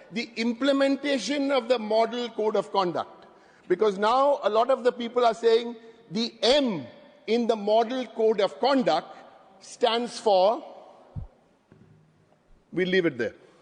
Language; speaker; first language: English; native; English